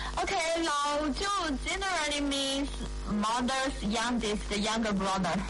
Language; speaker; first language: English; non-native, fluent; Chinese